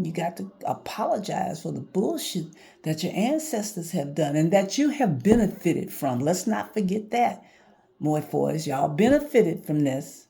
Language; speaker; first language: English; native; English